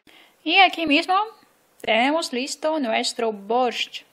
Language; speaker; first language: Spanish; non-native, fluent; Ukrainian